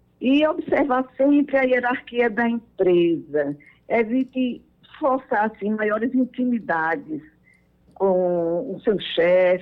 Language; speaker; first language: Portuguese; native; Portuguese